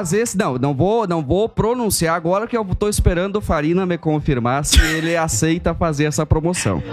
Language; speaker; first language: Portuguese; native; Portuguese